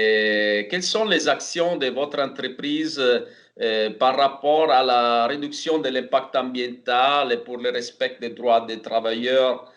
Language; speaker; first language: French; non-native, fluent; Italian